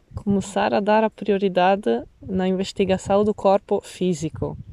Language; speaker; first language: Portuguese; non-native, fluent; Italian